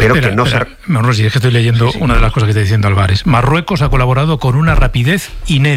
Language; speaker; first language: Spanish; native; Spanish